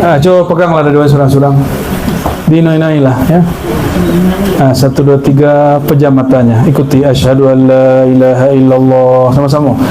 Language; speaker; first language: Indonesian; non-native, local second language; Minangkabau